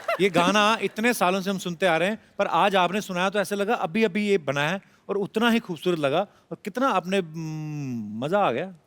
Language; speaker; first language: Hindi; non-native, local second language; Punjabi